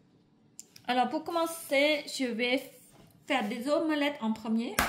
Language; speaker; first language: French; non-native, fluent; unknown